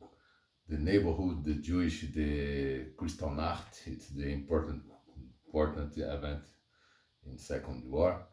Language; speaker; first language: English; non-native, learner; Portuguese